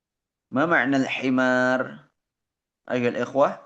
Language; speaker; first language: Arabic; non-native, fluent; Indonesian